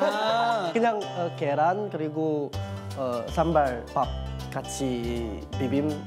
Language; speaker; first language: Korean; non-native, learner; Indonesian